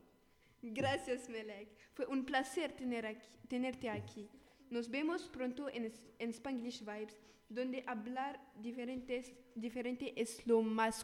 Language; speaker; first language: Spanish; non-native, learner; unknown